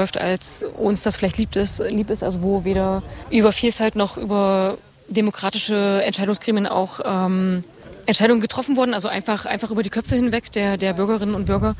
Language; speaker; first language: German; native; German